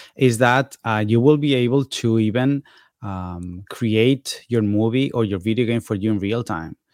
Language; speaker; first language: English; non-native, fluent; Spanish